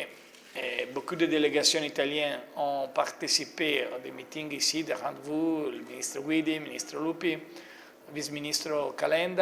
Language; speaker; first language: French; non-native, fluent; Italian